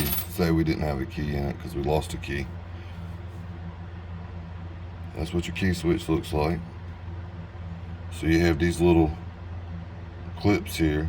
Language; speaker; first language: English; native; English